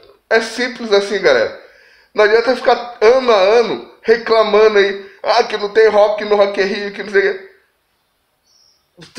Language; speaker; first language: Portuguese; native; Portuguese